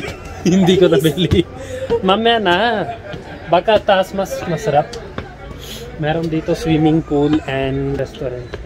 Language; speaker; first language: Filipino; non-native, learner; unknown